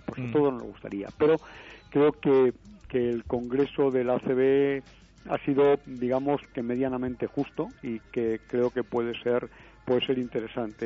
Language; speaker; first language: Spanish; native; Spanish